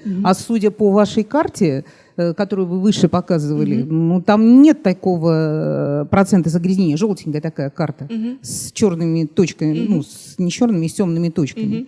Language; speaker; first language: Russian; native; Russian